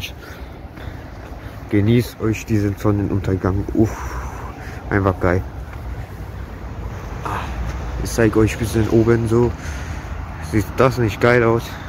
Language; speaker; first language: German; early bilingual, other home language; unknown